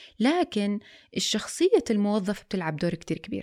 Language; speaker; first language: Arabic; native; Arabic